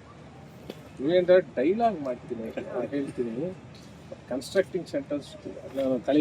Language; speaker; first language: Kannada; non-native, learner; Telugu